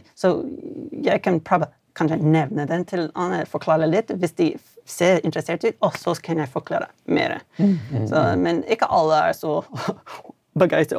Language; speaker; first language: Swedish; non-native, fluent; English